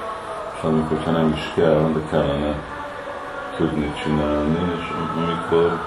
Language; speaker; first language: Hungarian; early bilingual, heritage; Hungarian